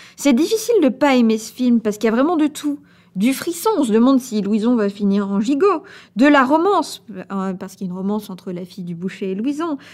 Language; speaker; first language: French; native; French